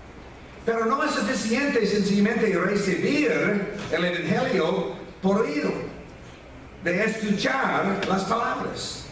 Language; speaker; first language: Spanish; non-native, fluent; English